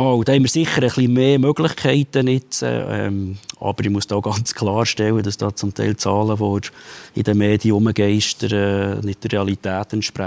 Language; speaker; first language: German; native; German